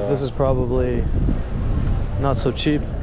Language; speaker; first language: English; native; English